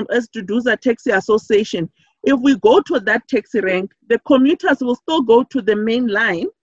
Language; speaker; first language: English; non-native, local second language; Southern Sotho